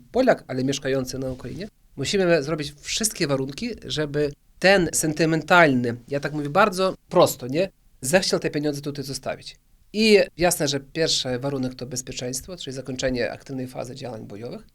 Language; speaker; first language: Polish; early bilingual, heritage; Polish